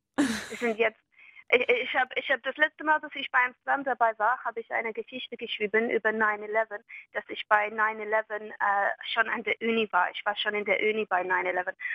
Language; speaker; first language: German; non-native, fluent; English